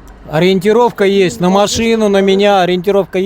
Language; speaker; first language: Russian; native; Russian